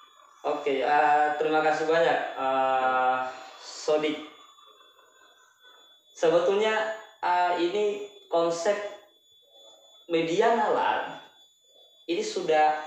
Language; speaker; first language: Indonesian; native; Indonesian